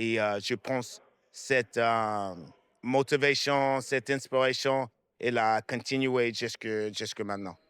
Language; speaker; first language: French; non-native, fluent; English